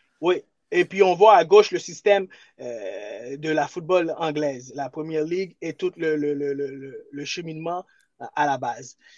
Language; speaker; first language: French; early bilingual, other home language; Haitian Creole